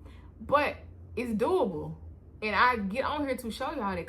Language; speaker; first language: English; native; English